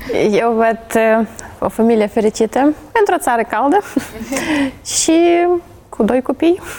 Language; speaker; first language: Romanian; non-native, fluent; Ukrainian